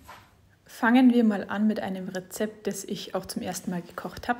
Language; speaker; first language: German; native; German